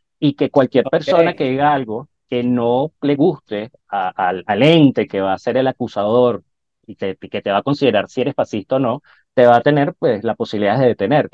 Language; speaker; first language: Spanish; native; Spanish